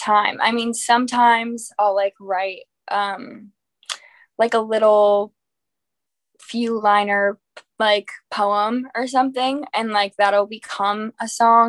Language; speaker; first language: English; native; English